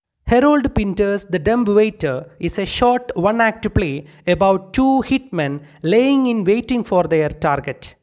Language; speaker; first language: English; non-native, local second language; Malayalam